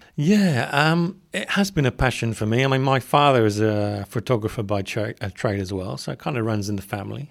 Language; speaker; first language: English; native; English